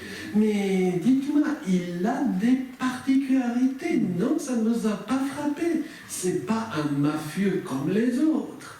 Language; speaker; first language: French; native; French